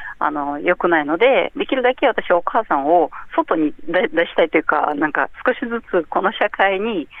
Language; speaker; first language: Japanese; non-native, fluent; Ukrainian